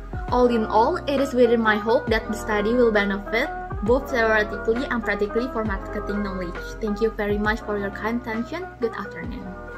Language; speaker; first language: English; non-native, fluent; Indonesian